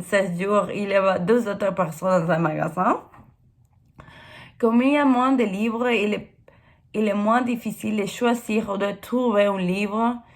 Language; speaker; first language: French; non-native, learner; English